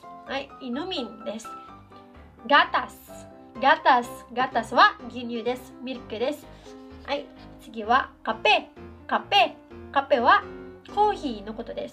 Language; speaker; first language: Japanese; non-native, fluent; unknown